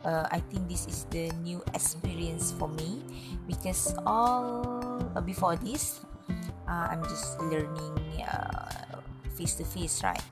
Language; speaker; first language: English; non-native, learner; Malay